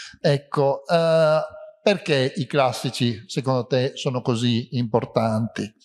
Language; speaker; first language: Italian; native; Italian